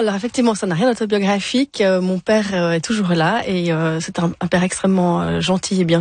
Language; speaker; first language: French; native; French